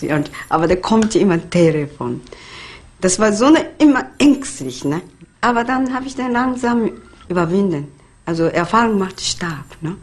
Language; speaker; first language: German; non-native, learner; Japanese